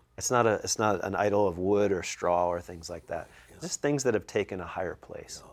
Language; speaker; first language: English; native; English